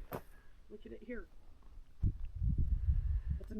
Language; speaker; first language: English; native; English